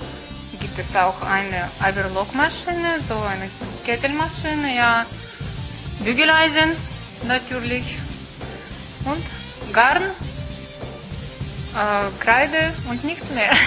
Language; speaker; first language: German; non-native, fluent; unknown